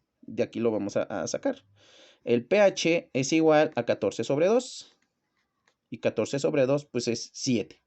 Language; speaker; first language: Spanish; native; Spanish